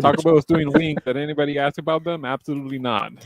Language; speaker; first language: English; native; English